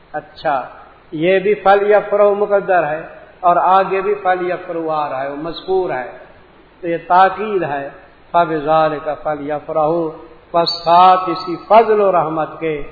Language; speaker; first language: Urdu; non-native, local second language; Punjabi